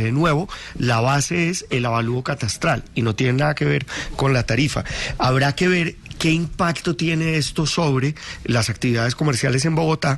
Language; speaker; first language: Spanish; native; Spanish